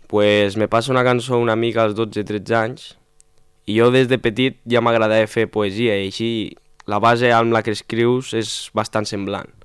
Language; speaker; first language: Catalan; non-native, local second language; Spanish